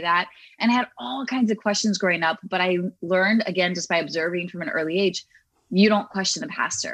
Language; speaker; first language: English; native; English